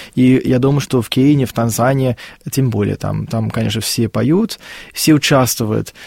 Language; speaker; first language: Russian; non-native, fluent; Afrikaans